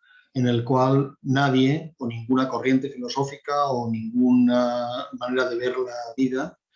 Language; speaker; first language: Spanish; native; Spanish